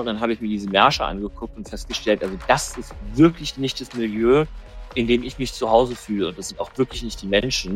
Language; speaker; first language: German; native; German